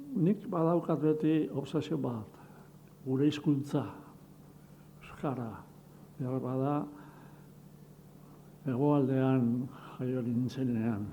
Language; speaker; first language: Basque; non-native, local second language; Spanish